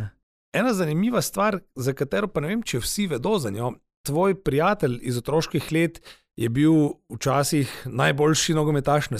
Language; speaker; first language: Slovenian; native; Slovenian